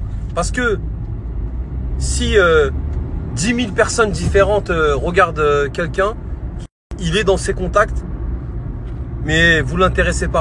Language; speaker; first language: French; native; French